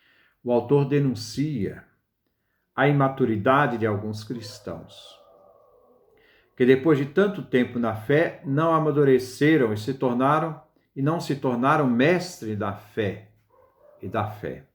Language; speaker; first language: Portuguese; native; Portuguese